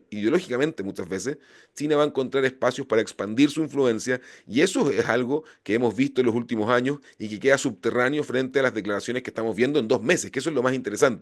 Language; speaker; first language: Spanish; native; Spanish